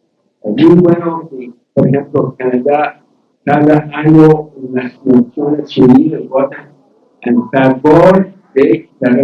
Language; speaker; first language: Spanish; non-native, learner; English